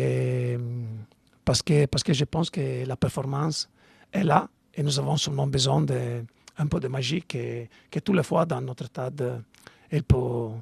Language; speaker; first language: French; non-native, fluent; Italian